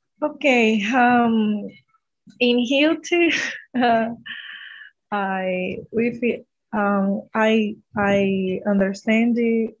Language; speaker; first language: English; non-native, learner; Portuguese